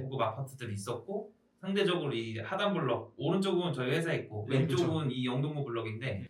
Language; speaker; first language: Korean; native; Korean